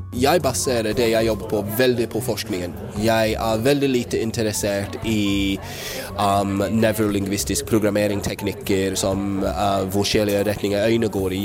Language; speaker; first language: Norwegian; non-native, fluent; English